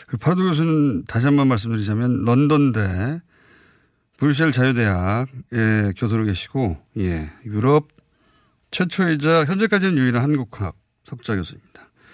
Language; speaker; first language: Korean; native; Korean